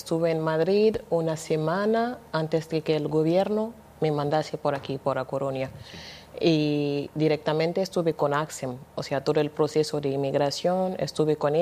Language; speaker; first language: Spanish; non-native, fluent; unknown